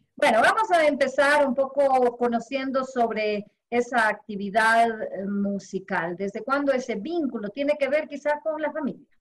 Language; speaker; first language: Spanish; native; Spanish